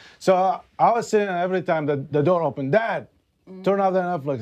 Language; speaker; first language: English; non-native, learner; Arabic